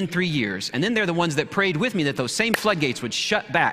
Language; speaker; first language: English; native; English